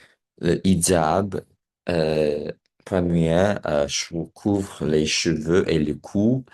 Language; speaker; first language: French; non-native, learner; English